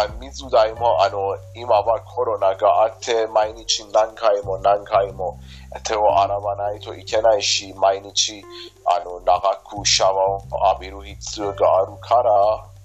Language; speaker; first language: Japanese; non-native, fluent; Persian